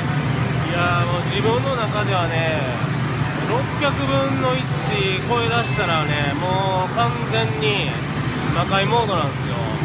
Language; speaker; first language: Japanese; native; Japanese